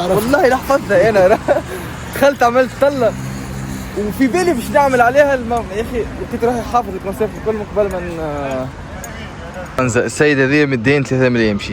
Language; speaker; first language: Arabic; native; Arabic